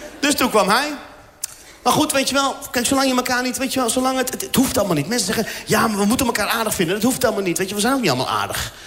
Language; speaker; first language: Dutch; early bilingual, other home language; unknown